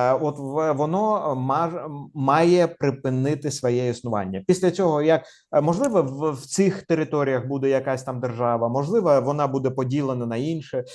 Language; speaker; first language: Ukrainian; non-native, local second language; Russian